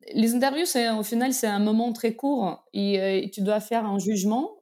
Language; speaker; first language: French; non-native, fluent; Russian